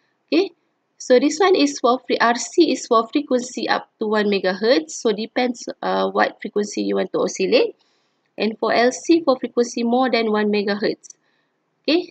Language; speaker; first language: English; non-native, local second language; Malay